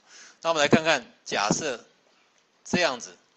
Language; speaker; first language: Chinese; native; Chinese